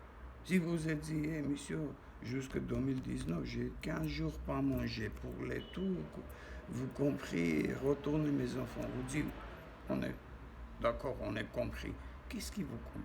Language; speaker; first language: French; non-native, learner; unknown